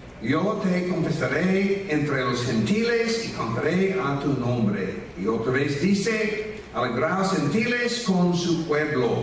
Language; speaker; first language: Spanish; non-native, fluent; English